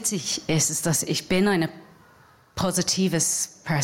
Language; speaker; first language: German; non-native, fluent; English